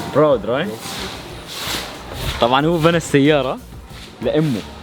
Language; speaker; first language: Arabic; native; Arabic